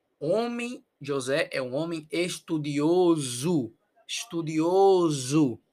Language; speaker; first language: Spanish; non-native, fluent; Portuguese